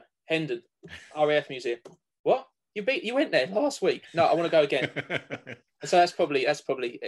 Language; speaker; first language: English; native; English